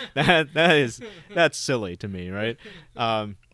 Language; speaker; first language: English; early bilingual, other home language; Vietnamese